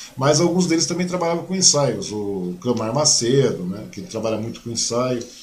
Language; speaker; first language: Portuguese; early bilingual, other home language; Chinese